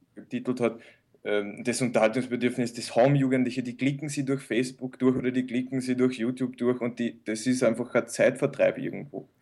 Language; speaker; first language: German; early bilingual, other home language; Bosnian